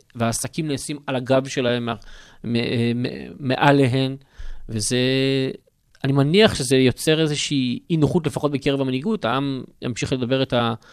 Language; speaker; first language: Hebrew; native; Hebrew